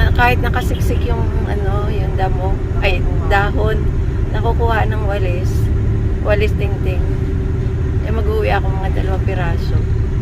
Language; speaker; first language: Filipino; native; Filipino